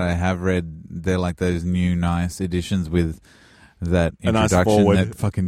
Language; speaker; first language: English; native; English